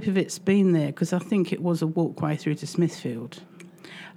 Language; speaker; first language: English; native; English